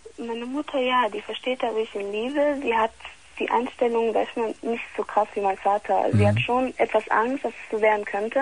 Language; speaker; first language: German; early bilingual, other home language; Italian